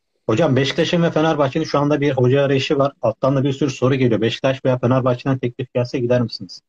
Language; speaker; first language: Turkish; native; Turkish